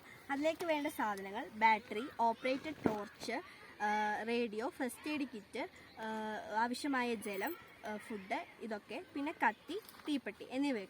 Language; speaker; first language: Malayalam; native; Malayalam